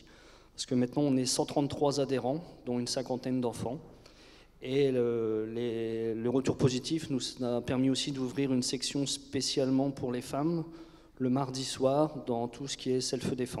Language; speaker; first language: French; native; French